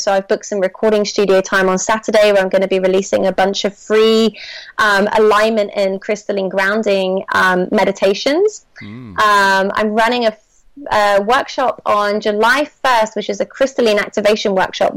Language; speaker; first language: English; native; English